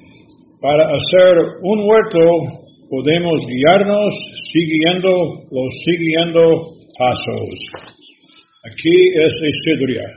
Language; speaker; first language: Spanish; non-native, learner; English